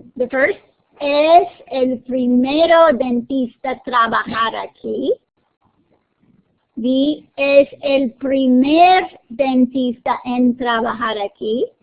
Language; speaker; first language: Spanish; non-native, fluent; English